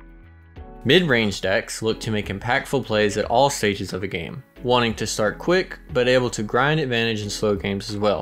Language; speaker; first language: English; native; English